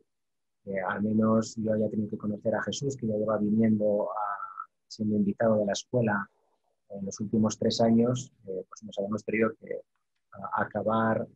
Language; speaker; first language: Spanish; native; Spanish